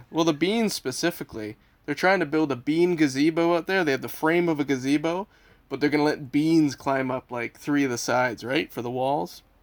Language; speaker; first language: English; native; English